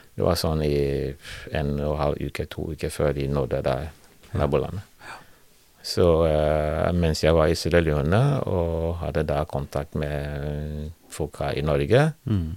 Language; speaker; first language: Norwegian; non-native, fluent; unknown